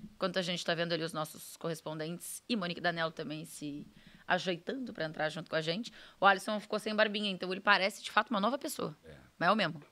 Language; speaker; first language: Portuguese; native; Portuguese